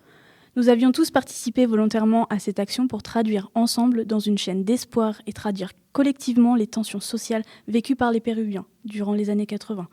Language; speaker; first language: French; native; French